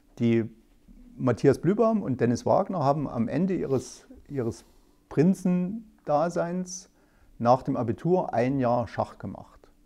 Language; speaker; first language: German; native; German